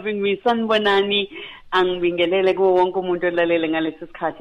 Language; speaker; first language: English; non-native, local second language; Zulu